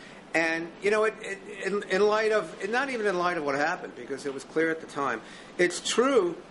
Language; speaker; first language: English; native; English